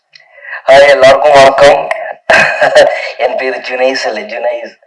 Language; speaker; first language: Tamil; non-native, learner; Malayalam